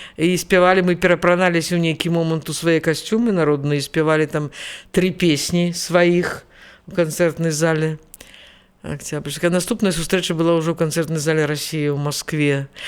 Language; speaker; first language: Belarusian; native; Belarusian